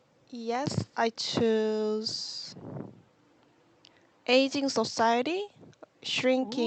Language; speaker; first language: English; non-native, learner; Korean